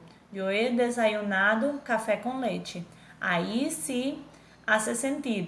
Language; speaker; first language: Spanish; non-native, fluent; Portuguese